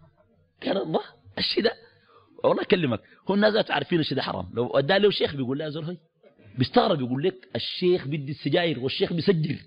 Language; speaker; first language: Arabic; native; Arabic